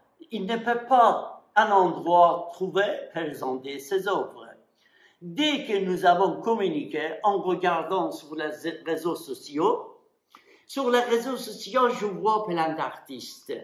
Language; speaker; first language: French; non-native, fluent; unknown